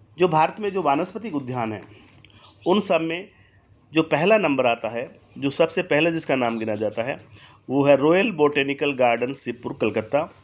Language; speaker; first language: Hindi; native; Hindi